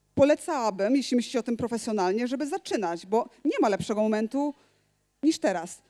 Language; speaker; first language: Polish; native; Polish